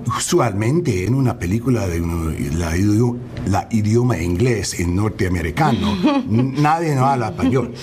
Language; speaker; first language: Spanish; non-native, learner; English